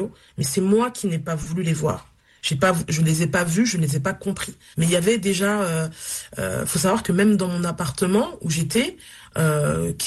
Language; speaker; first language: French; native; French